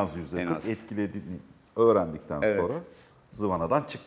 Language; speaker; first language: Turkish; native; Turkish